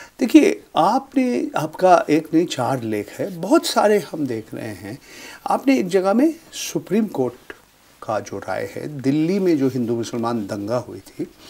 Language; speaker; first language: Hindi; non-native, local second language; Bangla